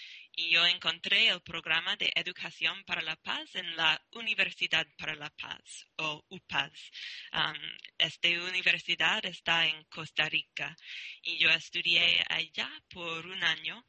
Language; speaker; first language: Spanish; non-native, learner; English